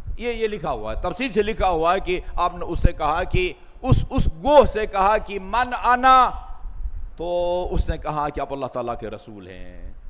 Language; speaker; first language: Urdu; non-native, local second language; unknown